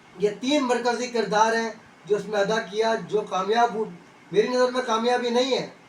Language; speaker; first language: Urdu; native; Urdu